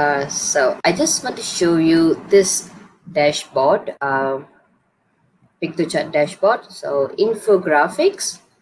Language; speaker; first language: English; non-native, local second language; Tamil